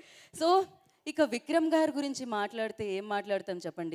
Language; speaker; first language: Telugu; native; Telugu